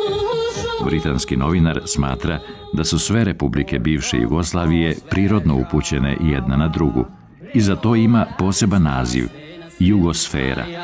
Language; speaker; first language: Bosnian; native; Bosnian